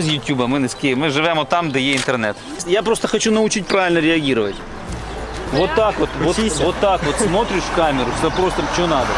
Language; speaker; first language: Russian; native; Russian